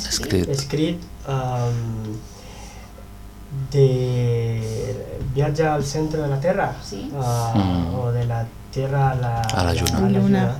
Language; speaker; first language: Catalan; non-native, learner; Spanish